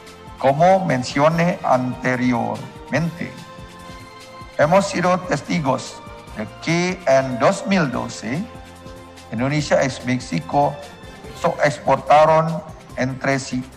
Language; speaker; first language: Spanish; non-native, learner; Indonesian